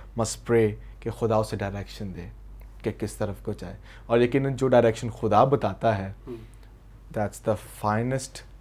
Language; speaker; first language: Urdu; native; Urdu